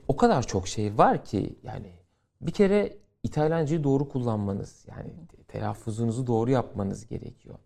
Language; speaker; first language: Turkish; native; Turkish